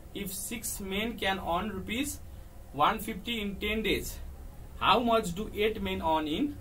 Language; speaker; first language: English; non-native, local second language; Nepali